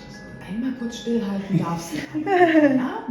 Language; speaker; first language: German; native; German